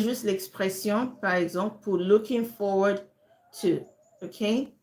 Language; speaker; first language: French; non-native, fluent; English